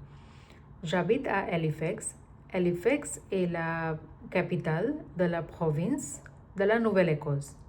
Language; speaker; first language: French; non-native, learner; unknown